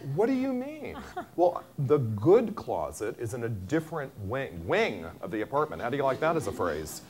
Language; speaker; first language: English; native; English